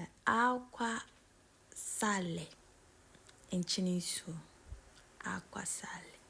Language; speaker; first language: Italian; non-native, learner; Akan